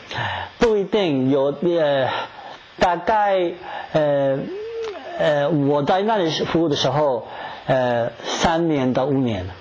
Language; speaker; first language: Chinese; non-native, fluent; English